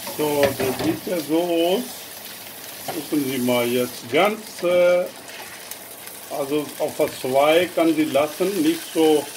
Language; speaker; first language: German; non-native, learner; Urdu